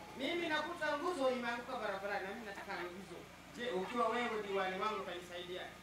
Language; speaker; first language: Swahili; non-native, local second language; Sukuma